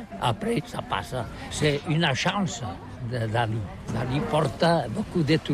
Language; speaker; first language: French; non-native, learner; Catalan